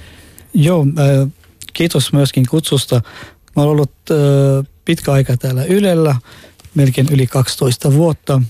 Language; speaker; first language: Finnish; non-native, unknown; Arabic